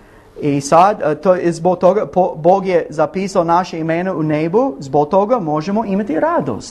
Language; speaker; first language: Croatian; non-native, learner; English